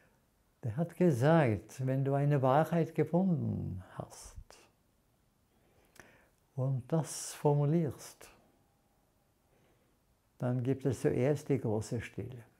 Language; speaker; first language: German; non-native, fluent; Norwegian